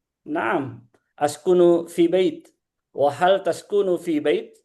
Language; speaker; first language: Arabic; non-native, learner; Indonesian